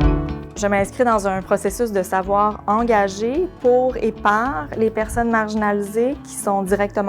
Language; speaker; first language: French; native; French